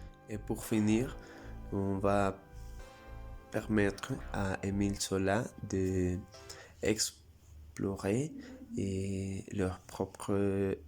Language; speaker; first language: French; non-native, learner; Spanish